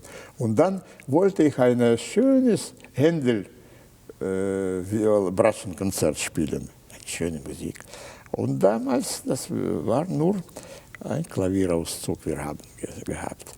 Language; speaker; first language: German; non-native, fluent; Russian